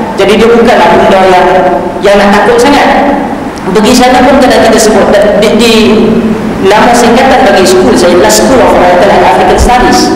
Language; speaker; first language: Malay; native; Malay